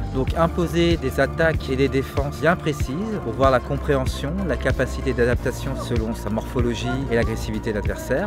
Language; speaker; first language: French; native; French